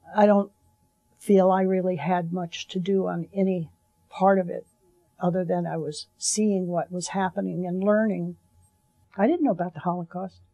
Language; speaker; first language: English; native; English